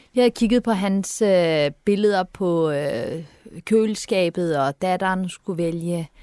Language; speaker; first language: Danish; early bilingual, other home language; Turkish